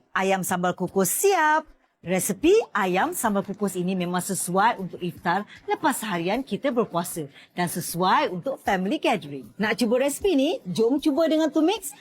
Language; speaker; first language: Malay; native; Malay